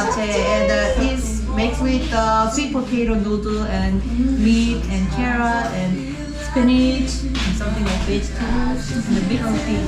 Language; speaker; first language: English; non-native, learner; Korean